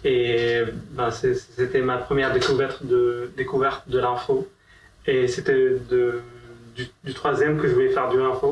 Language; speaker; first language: French; non-native, fluent; Arabic